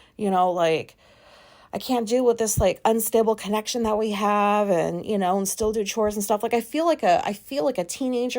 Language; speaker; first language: English; native; English